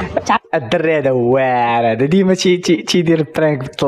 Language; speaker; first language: Arabic; native; Arabic